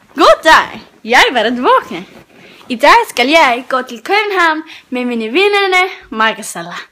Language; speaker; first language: Danish; non-native, learner; Icelandic